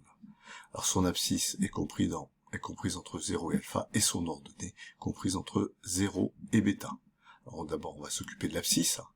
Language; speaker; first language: French; native; French